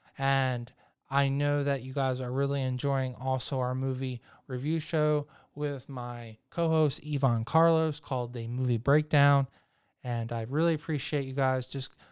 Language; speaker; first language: English; native; English